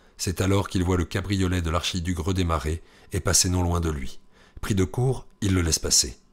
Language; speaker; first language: French; native; French